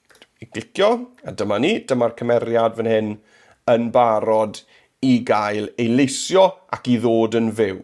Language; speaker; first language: Welsh; native; Welsh